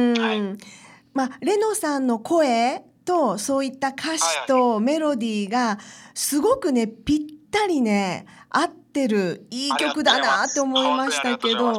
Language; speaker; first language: Japanese; native; Japanese